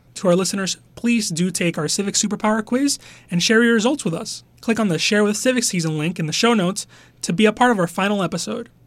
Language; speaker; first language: English; non-native, local second language; Spanish